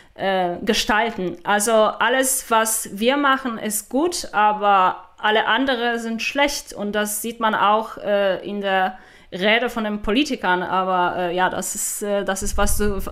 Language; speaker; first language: German; non-native, fluent; Polish